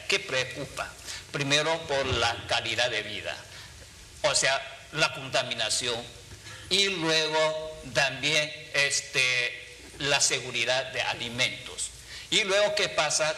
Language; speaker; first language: Spanish; non-native, fluent; Chinese